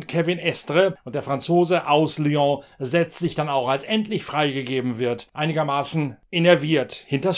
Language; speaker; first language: German; native; German